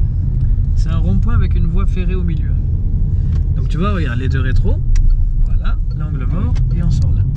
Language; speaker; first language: French; native; French